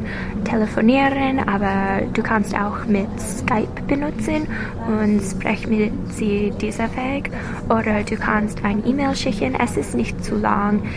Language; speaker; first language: German; non-native, learner; English